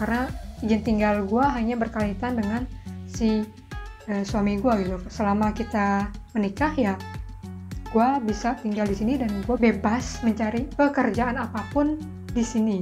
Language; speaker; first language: Indonesian; native; Indonesian